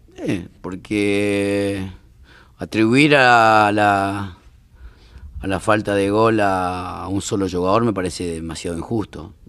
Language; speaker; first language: Spanish; native; Spanish